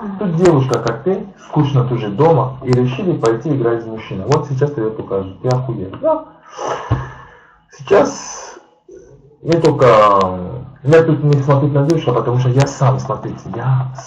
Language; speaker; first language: Russian; non-native, learner; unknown